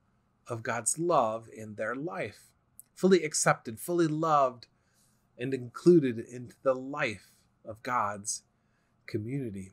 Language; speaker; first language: English; native; English